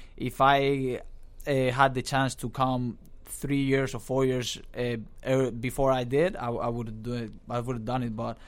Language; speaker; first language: English; non-native, fluent; Spanish